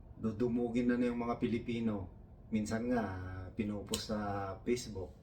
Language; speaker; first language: Filipino; non-native, local second language; Iloko